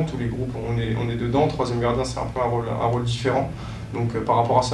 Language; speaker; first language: French; native; French